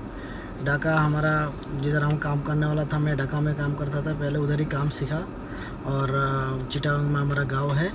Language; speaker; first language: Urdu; non-native, learner; Bangla